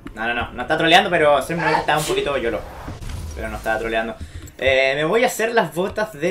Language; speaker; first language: Spanish; native; Spanish